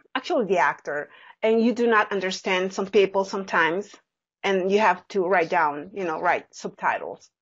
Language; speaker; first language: English; non-native, fluent; Spanish